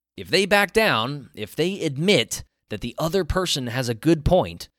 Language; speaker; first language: English; native; English